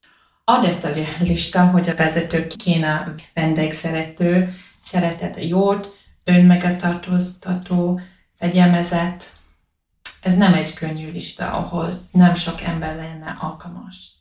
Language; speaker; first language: Hungarian; non-native, learner; English